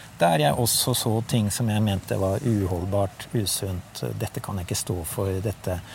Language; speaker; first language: Norwegian; native; Norwegian